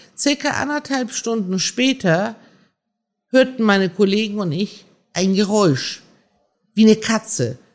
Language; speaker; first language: German; early bilingual, other home language; Persian